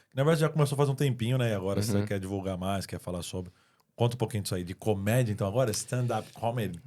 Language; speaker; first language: Portuguese; native; Portuguese